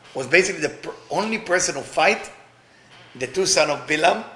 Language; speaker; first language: English; non-native, fluent; Hebrew